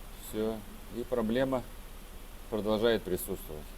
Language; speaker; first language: Russian; native; Russian